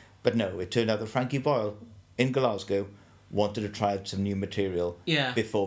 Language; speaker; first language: English; native; English